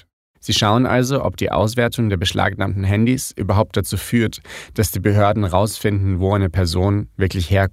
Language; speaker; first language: German; native; German